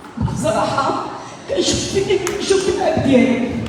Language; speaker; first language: Arabic; native; Arabic